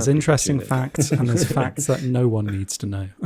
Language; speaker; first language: English; native; English